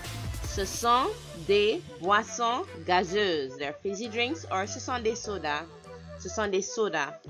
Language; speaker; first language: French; non-native, fluent; English